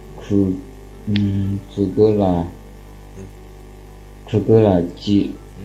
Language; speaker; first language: Korean; non-native, learner; Chinese